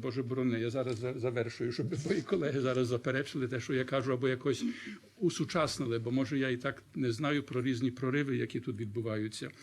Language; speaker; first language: Ukrainian; early bilingual, heritage; Ukrainian